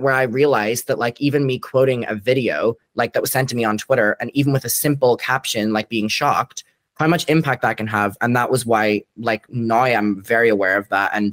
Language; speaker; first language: English; native; English